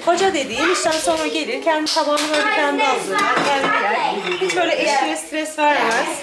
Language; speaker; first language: Turkish; native; Turkish